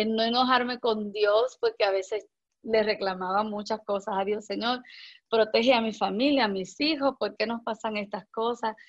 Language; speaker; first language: Spanish; native; Spanish